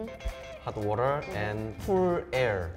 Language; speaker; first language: English; non-native, learner; Korean